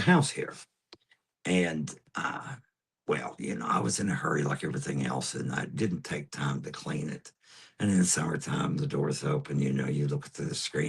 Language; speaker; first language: English; native; English